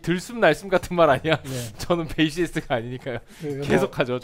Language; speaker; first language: Korean; native; Korean